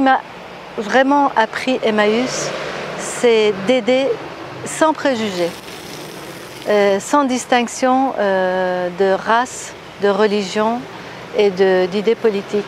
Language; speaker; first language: French; non-native, fluent; Persian